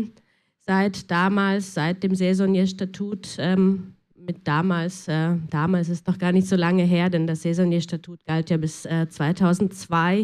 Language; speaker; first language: German; native; German